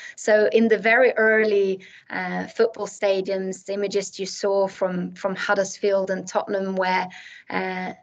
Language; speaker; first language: English; non-native, fluent; Swedish